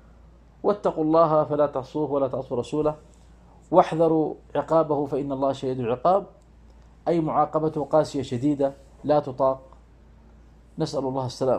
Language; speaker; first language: Arabic; native; Arabic